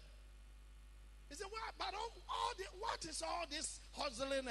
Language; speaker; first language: English; non-native, local second language; Akan